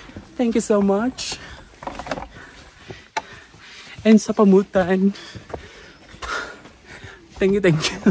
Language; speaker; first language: English; non-native, local second language; Cebuano